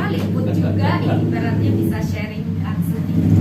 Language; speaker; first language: Indonesian; native; Indonesian